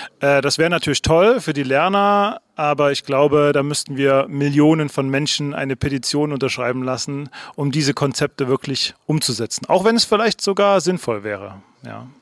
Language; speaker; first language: German; native; German